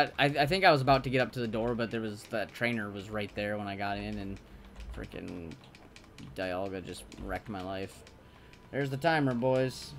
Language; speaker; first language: English; native; English